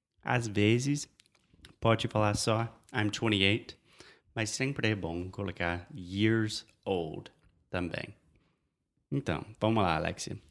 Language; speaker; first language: Portuguese; non-native, fluent; English